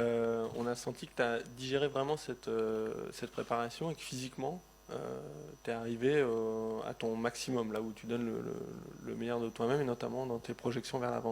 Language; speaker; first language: French; native; French